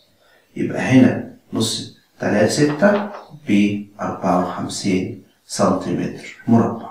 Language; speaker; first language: Arabic; native; Arabic